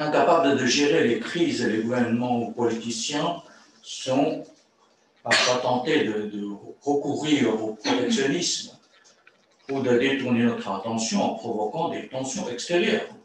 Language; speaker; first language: French; non-native, fluent; Chinese